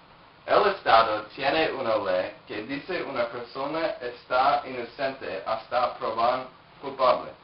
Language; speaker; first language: Spanish; non-native, learner; English